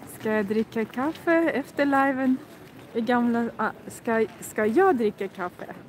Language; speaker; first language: Swedish; non-native, fluent; Russian